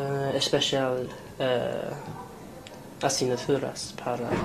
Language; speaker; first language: Spanish; non-native, learner; English